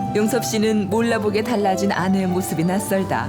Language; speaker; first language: Korean; native; Korean